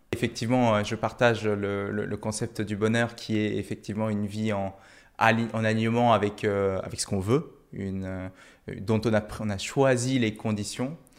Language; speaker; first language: French; early bilingual, other home language; Korean